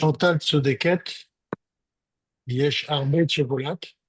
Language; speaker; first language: Hebrew; non-native, learner; French